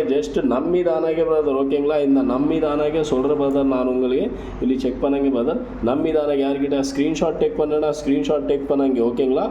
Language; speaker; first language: Tamil; non-native, local second language; Kannada